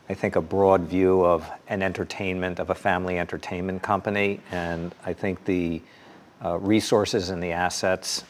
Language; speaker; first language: English; native; English